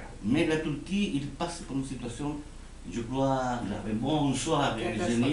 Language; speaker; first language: French; non-native, fluent; Spanish